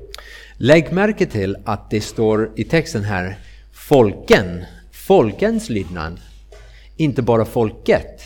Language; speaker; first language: Swedish; non-native, fluent; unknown